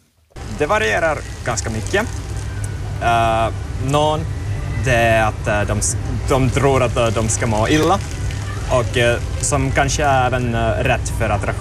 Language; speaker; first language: Swedish; non-native, learner; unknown